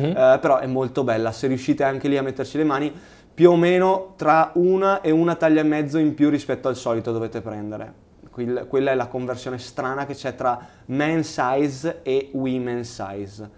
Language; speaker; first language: Italian; native; Italian